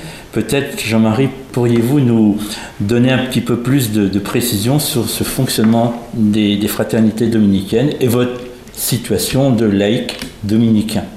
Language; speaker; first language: French; native; French